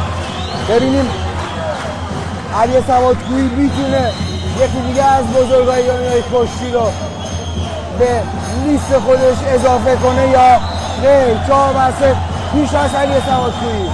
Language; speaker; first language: Persian; native; Persian